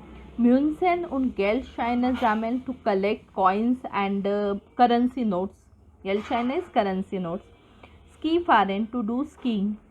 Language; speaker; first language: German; non-native, fluent; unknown